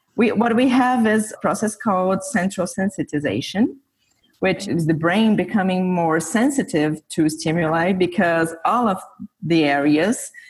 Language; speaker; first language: English; non-native, fluent; Portuguese